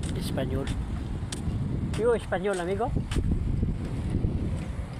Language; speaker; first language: Spanish; non-native, learner; Filipino